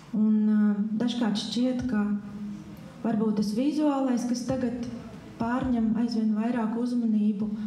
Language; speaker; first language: Latvian; native; Latvian